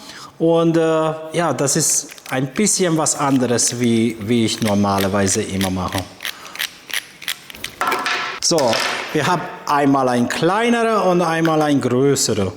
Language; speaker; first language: German; non-native, fluent; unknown